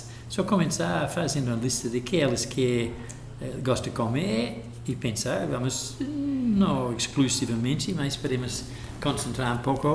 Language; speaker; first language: Portuguese; non-native, local second language; English